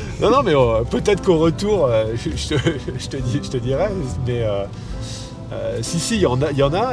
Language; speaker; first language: French; native; French